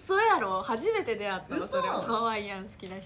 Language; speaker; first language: Japanese; native; Japanese